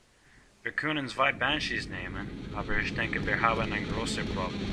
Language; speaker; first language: German; non-native, learner; English